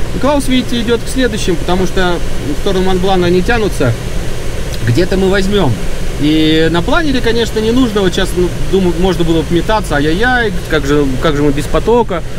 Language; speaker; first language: Russian; native; Russian